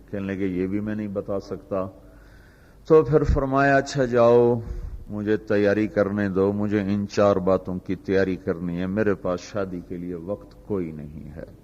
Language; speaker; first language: Urdu; non-native, local second language; Punjabi